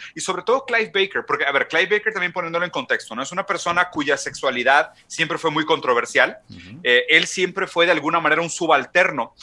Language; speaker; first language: Spanish; non-native, fluent; Portuguese